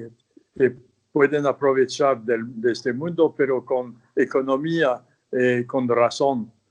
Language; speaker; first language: Spanish; non-native, fluent; French